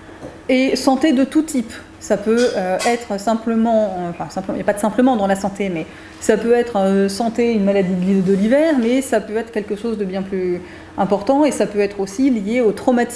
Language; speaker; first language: French; native; French